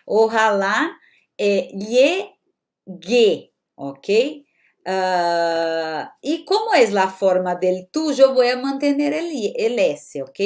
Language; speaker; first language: Spanish; non-native, fluent; Portuguese